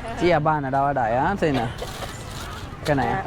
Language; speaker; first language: Vietnamese; non-native, learner; Kannada